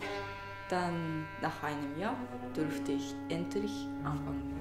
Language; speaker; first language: German; non-native, fluent; Japanese